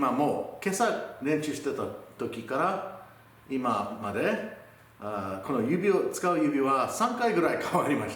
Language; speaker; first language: Japanese; non-native, fluent; English